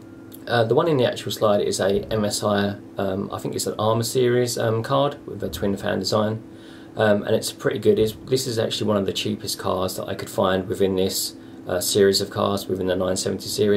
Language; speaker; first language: English; native; English